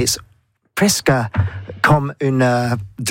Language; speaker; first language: French; non-native, learner; English